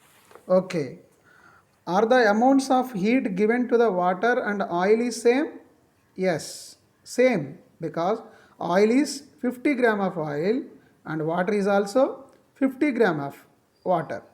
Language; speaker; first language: English; non-native, local second language; Telugu